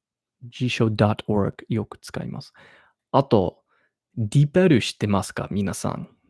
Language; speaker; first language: Japanese; non-native, learner; English